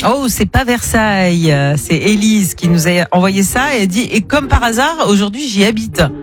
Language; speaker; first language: French; native; French